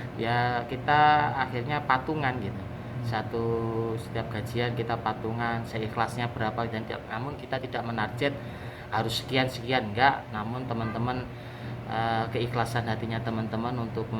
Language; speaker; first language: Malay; non-native, local second language; Javanese